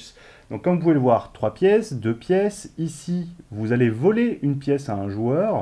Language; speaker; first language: French; native; French